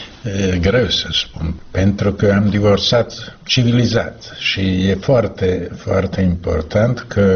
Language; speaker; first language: Romanian; non-native, learner; Slovak